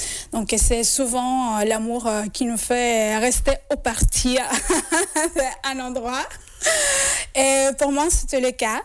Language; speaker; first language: French; non-native, fluent; Spanish